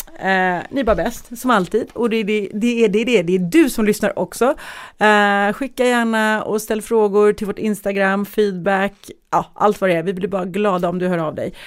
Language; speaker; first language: Swedish; early bilingual, other home language; Russian